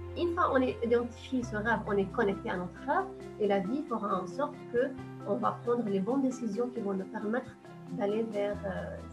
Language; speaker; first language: French; non-native, local second language; Arabic